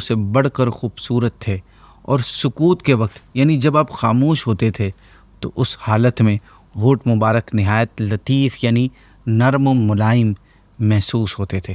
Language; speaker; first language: Urdu; native; Urdu